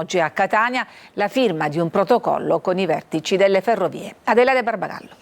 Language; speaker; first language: Italian; native; Italian